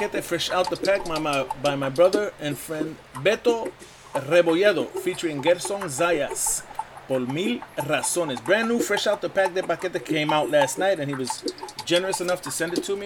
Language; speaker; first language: English; early bilingual, other home language; Spanish